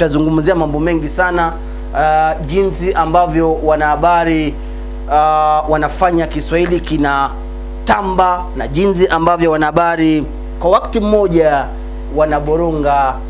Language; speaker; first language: Swahili; native; Swahili